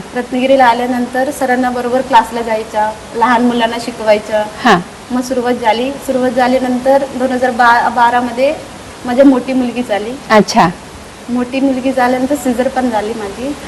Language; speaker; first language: Marathi; non-native, local second language; Telugu